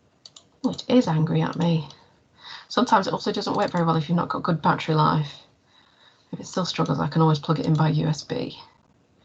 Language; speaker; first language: English; native; English